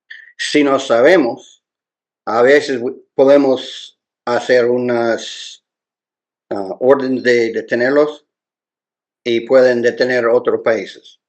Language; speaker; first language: Spanish; non-native, learner; English